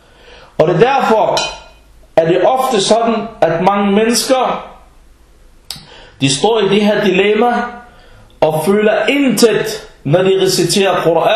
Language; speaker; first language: Danish; early bilingual, other home language; Arabic